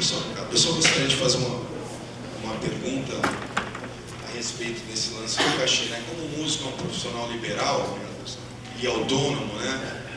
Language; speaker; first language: Portuguese; native; Portuguese